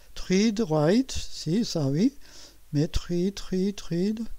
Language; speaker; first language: French; native; French